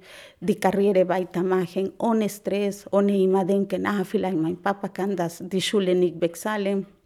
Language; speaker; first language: German; non-native, learner; Spanish